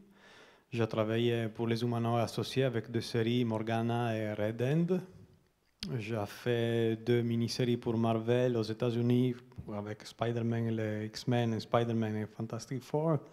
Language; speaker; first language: French; non-native, learner; Italian